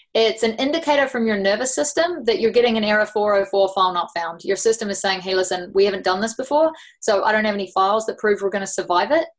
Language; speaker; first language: English; native; English